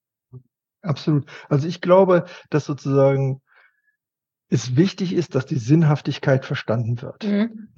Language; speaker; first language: German; native; German